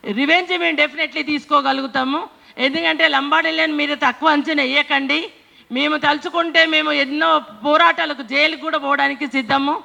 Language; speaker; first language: Telugu; non-native, local second language; Lambadi